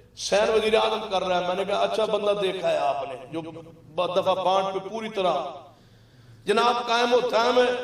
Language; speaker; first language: Urdu; non-native, local second language; Punjabi